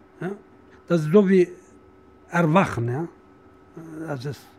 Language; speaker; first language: German; non-native, learner; Kurdish